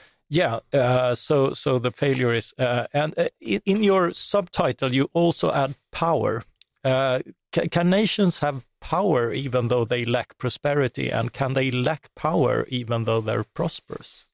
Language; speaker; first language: English; non-native, fluent; Swedish